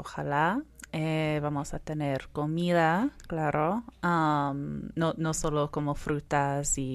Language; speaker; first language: Spanish; non-native, fluent; English